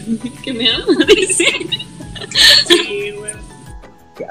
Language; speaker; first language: English; non-native, learner; Spanish